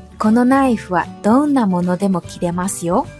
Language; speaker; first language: Japanese; non-native, fluent; Chinese